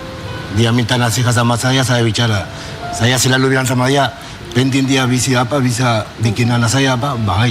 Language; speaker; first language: Indonesian; non-native, fluent; Spanish